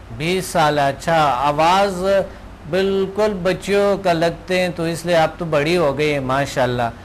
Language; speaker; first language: Urdu; non-native, local second language; Pashto